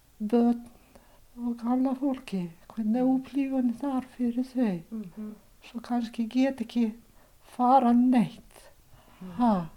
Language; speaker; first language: Icelandic; non-native, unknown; Ukrainian